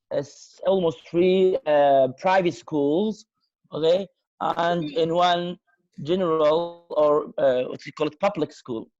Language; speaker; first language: English; non-native, fluent; Arabic